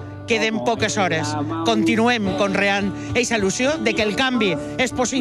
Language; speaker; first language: Catalan; native; Catalan